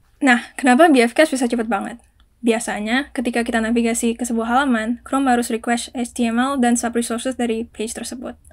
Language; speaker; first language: Indonesian; native; Indonesian